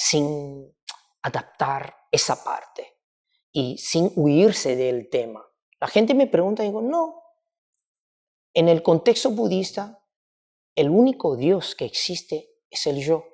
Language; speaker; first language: Spanish; non-native, fluent; Chinese